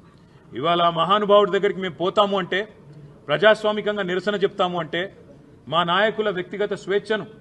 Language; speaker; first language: Telugu; native; Telugu